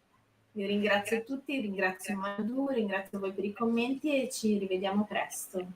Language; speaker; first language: Italian; native; Italian